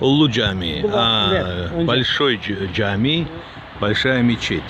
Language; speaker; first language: Russian; native; Russian